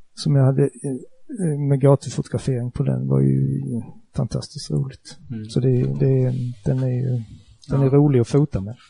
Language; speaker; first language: Swedish; native; Swedish